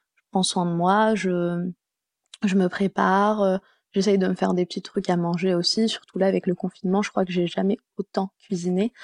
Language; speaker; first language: French; native; French